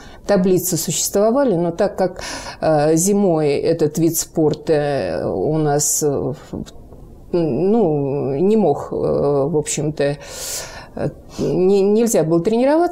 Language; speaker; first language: Russian; native; Russian